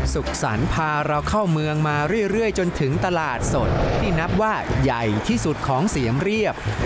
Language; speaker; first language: Thai; native; Thai